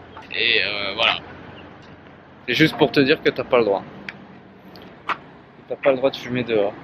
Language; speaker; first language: French; native; French